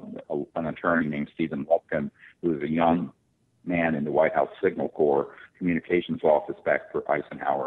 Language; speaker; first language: English; native; English